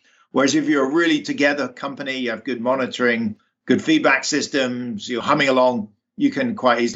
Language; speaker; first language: English; native; English